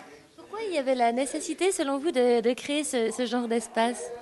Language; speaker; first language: French; native; French